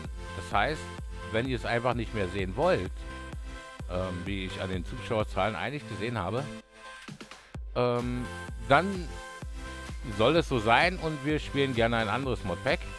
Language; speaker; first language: German; native; German